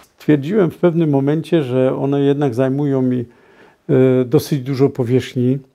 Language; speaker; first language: Polish; native; Polish